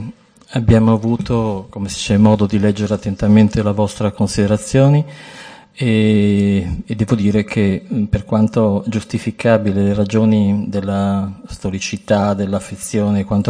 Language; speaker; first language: Italian; native; Italian